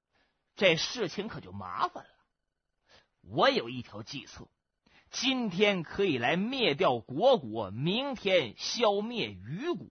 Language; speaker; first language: Chinese; native; Chinese